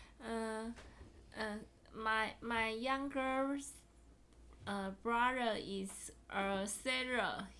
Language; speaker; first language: English; non-native, learner; Chinese